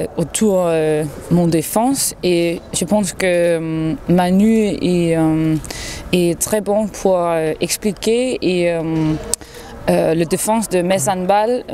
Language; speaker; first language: French; non-native, learner; Danish